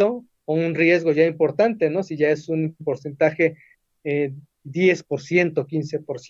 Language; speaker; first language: Spanish; native; Spanish